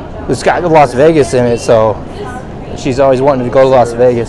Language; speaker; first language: English; native; English